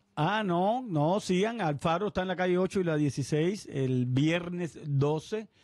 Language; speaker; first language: Spanish; native; Spanish